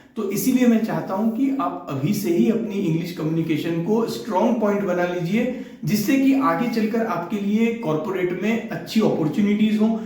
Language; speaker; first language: Hindi; native; Hindi